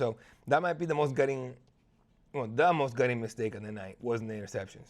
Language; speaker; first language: English; native; English